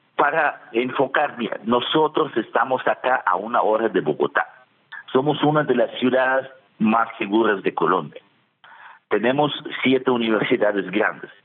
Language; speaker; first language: Spanish; non-native, fluent; Russian